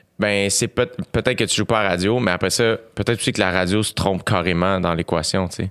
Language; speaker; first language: French; native; French